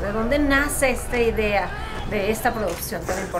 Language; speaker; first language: Spanish; native; Spanish